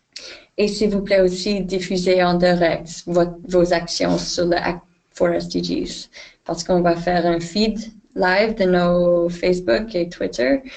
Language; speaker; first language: French; non-native, fluent; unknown